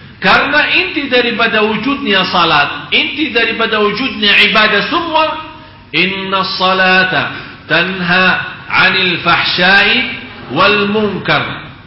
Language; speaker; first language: Indonesian; non-native, fluent; Arabic